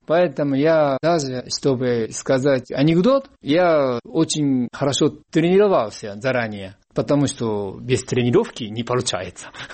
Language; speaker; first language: Russian; non-native, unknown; Japanese